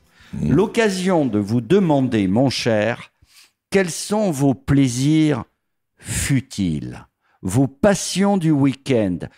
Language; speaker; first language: French; native; French